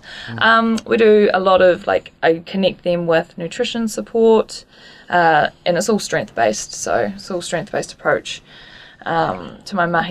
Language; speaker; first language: English; native; English